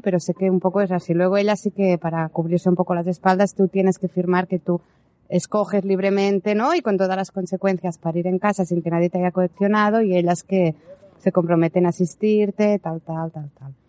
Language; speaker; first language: Spanish; native; Spanish